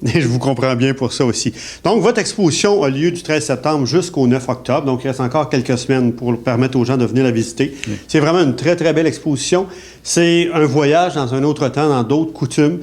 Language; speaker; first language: French; native; French